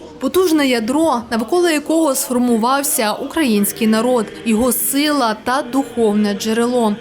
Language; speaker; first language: Ukrainian; native; Ukrainian